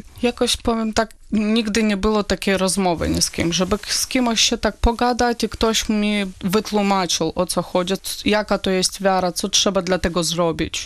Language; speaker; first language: Polish; non-native, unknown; Russian